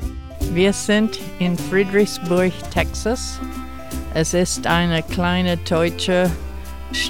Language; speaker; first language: German; early bilingual, heritage; German